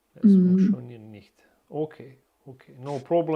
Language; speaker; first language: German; non-native, learner; Russian